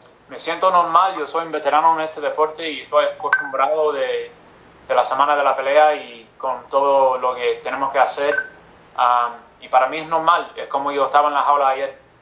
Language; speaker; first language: Spanish; early bilingual, other home language; English